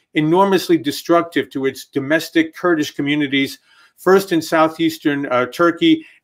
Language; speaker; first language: English; native; English